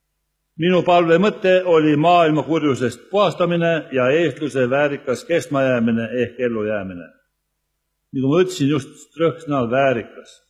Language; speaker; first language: Estonian; native; Estonian